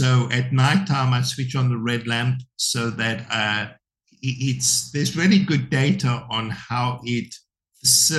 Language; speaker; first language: English; native; English